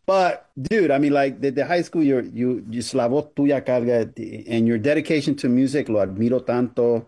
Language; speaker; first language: English; early bilingual, other home language; Spanish